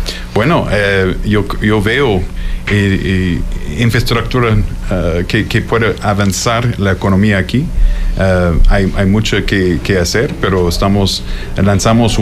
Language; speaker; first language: Spanish; non-native, fluent; English